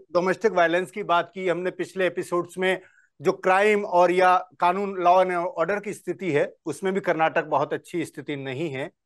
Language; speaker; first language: Hindi; native; Hindi